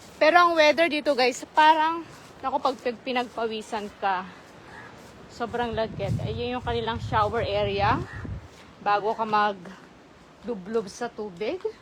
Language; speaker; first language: Filipino; non-native, local second language; Iloko